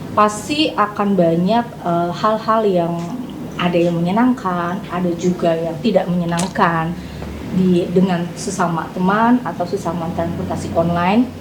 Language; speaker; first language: Indonesian; native; Indonesian